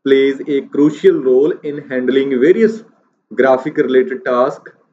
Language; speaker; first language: English; non-native, local second language; Punjabi